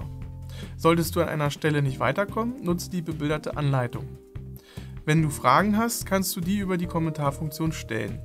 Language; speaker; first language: German; native; German